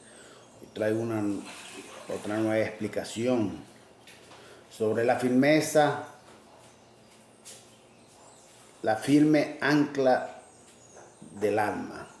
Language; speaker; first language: Spanish; native; Spanish